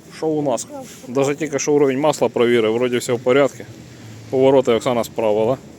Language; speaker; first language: Ukrainian; native; Ukrainian